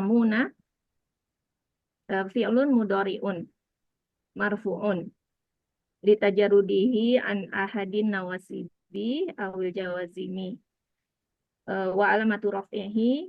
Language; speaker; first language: Arabic; non-native, learner; Indonesian